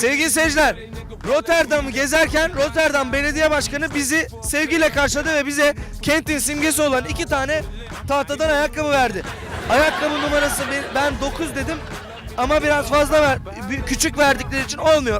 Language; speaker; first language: Turkish; native; Turkish